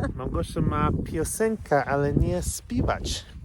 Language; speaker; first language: Polish; non-native, learner; English